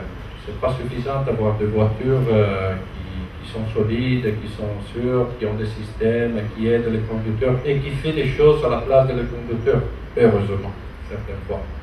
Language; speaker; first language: French; non-native, fluent; Italian